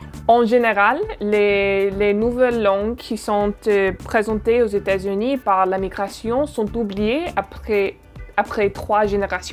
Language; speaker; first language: French; non-native, fluent; English